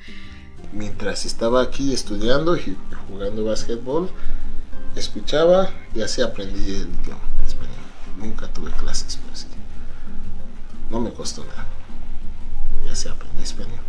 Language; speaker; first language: Spanish; non-native, fluent; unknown